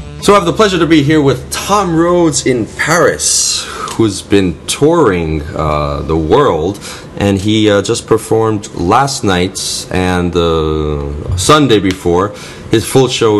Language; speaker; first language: English; native; English